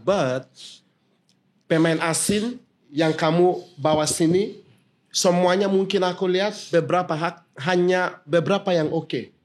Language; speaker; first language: Indonesian; non-native, fluent; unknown